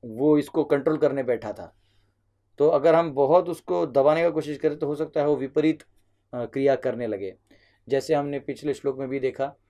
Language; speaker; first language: Hindi; native; Hindi